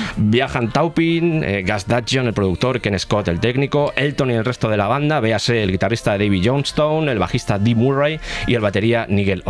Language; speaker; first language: Spanish; native; Spanish